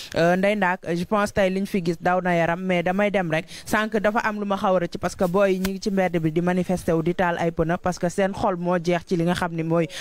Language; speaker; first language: Wolof; native; Wolof